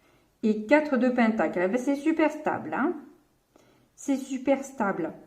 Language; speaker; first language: French; native; French